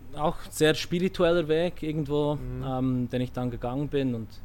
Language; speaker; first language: German; native; German